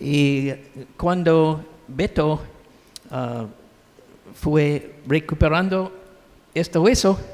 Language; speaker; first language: Spanish; non-native, learner; English